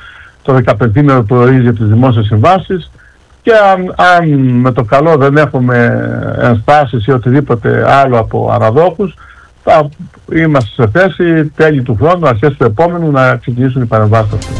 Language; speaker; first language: Greek; native; Greek